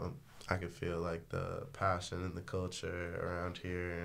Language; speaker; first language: English; native; English